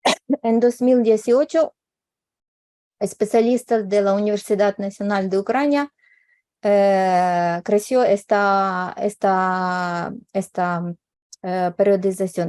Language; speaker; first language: Spanish; non-native, fluent; Ukrainian